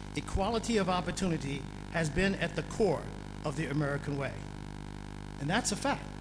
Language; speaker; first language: English; native; English